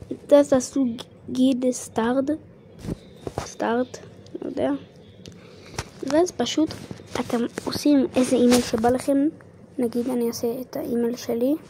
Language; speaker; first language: Hebrew; native; Hebrew